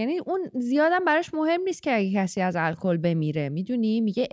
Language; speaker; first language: Persian; native; Persian